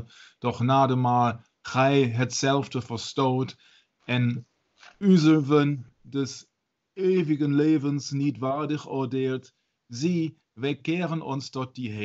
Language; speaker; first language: Dutch; non-native, learner; German